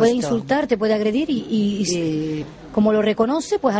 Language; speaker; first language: Spanish; native; Spanish